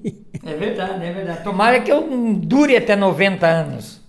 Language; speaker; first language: Portuguese; native; Portuguese